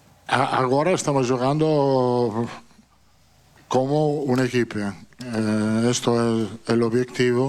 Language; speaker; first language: Portuguese; non-native, fluent; Italian